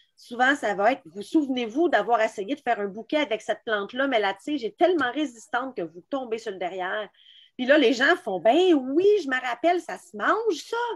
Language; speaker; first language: French; native; French